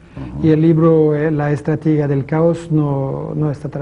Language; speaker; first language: Spanish; non-native, fluent; French